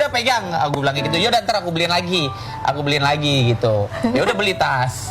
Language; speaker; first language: Indonesian; native; Indonesian